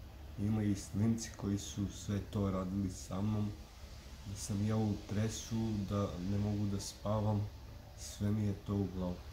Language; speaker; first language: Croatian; non-native, local second language; Romany